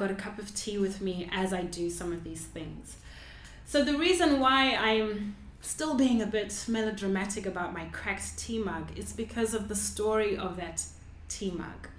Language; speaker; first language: English; non-native, local second language; Shona